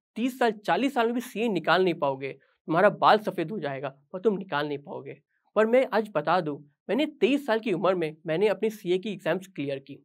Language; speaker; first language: Hindi; native; Hindi